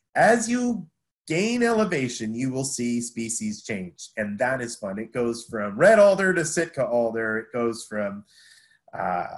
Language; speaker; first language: English; native; English